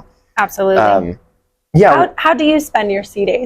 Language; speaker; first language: English; native; English